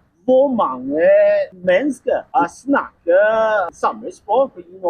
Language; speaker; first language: Norwegian; non-native, learner; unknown